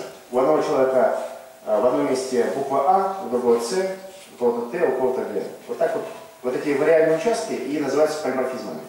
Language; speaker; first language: Russian; native; Russian